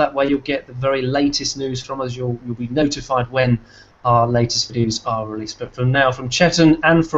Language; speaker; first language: English; native; English